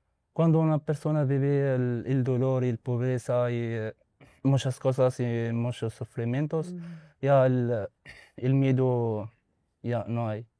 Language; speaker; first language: Spanish; non-native, learner; Arabic